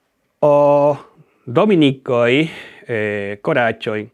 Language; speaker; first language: Hungarian; non-native, fluent; Spanish